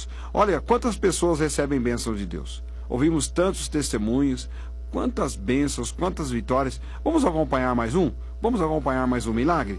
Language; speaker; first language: Portuguese; native; Portuguese